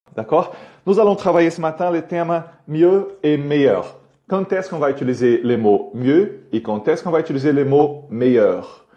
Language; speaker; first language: French; non-native, fluent; Portuguese